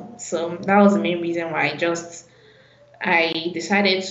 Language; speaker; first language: English; non-native, local second language; Yoruba